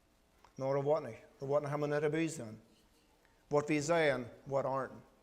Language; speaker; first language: German; non-native, learner; Plautdietsch